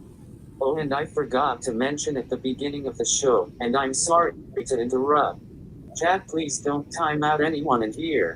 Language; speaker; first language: English; native; English